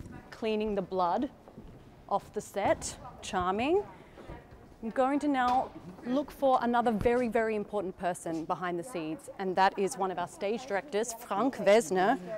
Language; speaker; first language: English; native; English